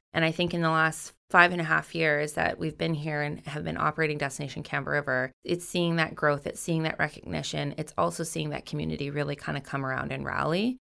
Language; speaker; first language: English; native; English